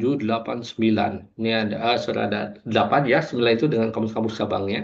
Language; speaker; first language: Indonesian; native; Indonesian